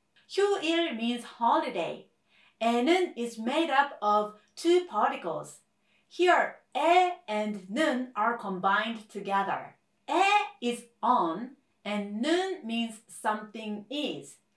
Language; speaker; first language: English; non-native, fluent; Korean